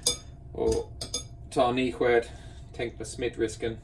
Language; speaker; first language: Swedish; non-native, fluent; English